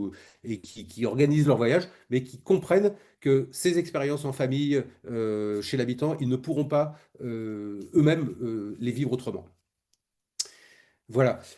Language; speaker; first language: French; native; French